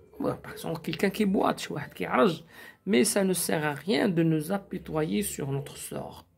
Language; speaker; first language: French; non-native, local second language; Arabic